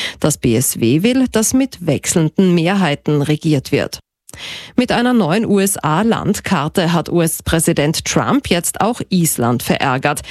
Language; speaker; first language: German; native; German